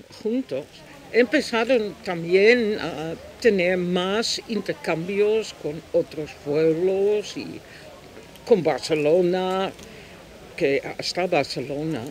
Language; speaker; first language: Spanish; non-native, fluent; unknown